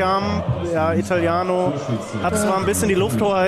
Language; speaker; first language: German; native; German